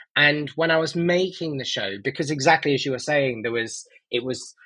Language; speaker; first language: English; native; English